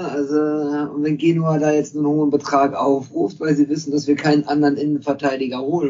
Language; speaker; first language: German; native; German